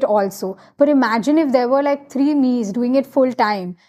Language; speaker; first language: English; non-native, local second language; Hindi